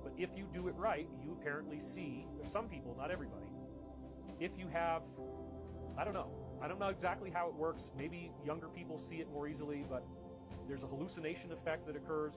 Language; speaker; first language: English; native; English